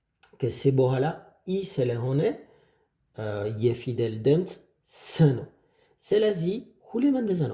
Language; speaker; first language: Amharic; non-native, fluent; French